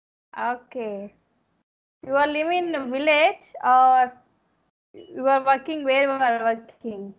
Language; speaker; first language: English; non-native, learner; Telugu